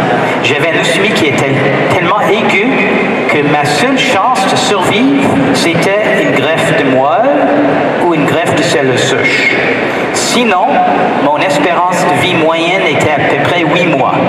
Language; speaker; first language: French; non-native, fluent; English